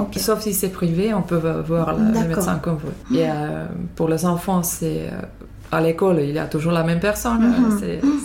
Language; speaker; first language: French; non-native, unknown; Finnish